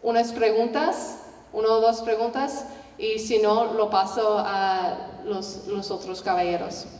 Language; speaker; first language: Spanish; non-native, learner; English